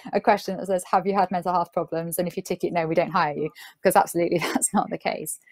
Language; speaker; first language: English; native; English